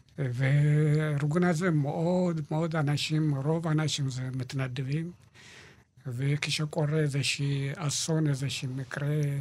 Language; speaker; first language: Hebrew; non-native, fluent; Amharic